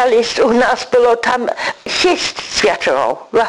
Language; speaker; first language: Belarusian; non-native, learner; English